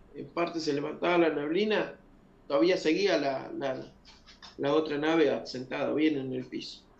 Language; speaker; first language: Spanish; early bilingual, other home language; Guarani